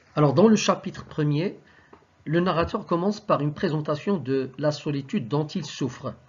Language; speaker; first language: French; non-native, local second language; Arabic